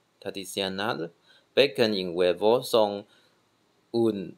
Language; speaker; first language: Spanish; non-native, learner; Chinese